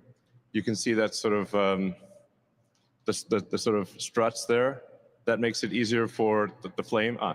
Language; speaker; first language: English; native; English